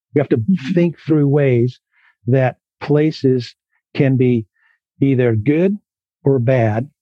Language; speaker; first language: English; native; English